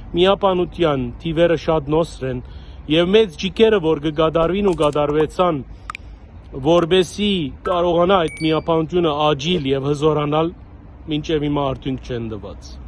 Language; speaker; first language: Armenian; early bilingual, heritage; Armenian